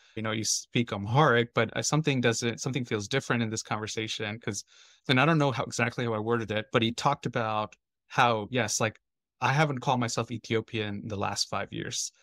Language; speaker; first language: English; native; English